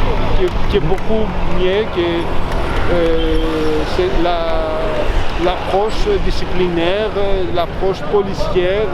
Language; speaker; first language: French; non-native, fluent; Greek